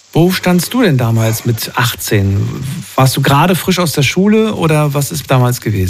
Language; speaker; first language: German; native; German